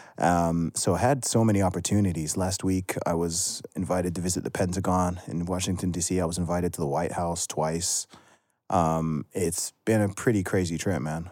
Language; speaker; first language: English; native; English